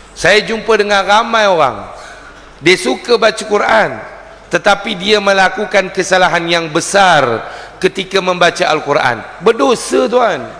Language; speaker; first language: Malay; native; Malay